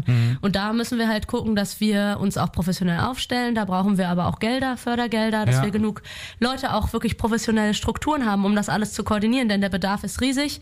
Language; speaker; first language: German; native; German